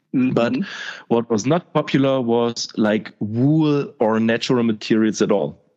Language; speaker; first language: English; non-native, fluent; German